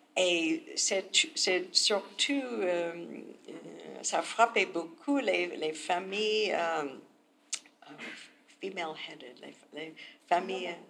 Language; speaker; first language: French; non-native, learner; English